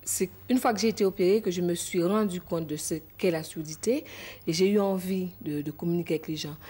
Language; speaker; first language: French; native; French